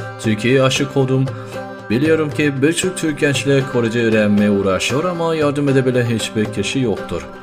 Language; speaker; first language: Turkish; non-native, learner; Korean